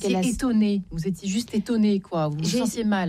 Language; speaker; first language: French; native; French